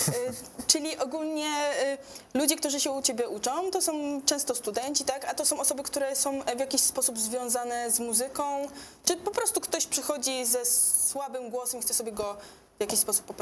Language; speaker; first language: Polish; native; Polish